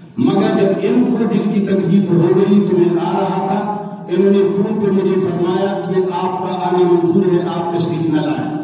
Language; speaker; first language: Urdu; non-native, local second language; Pashto